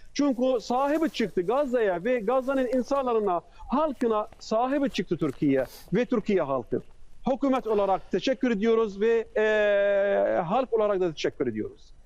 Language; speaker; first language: Turkish; non-native, fluent; Arabic